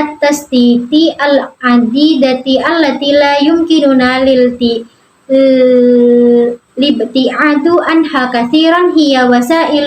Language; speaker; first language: Arabic; non-native, learner; Indonesian